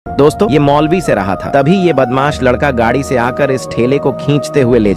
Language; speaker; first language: Hindi; native; Hindi